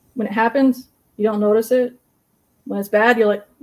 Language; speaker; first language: English; native; English